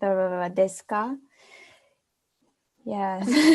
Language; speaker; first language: English; non-native, fluent; Japanese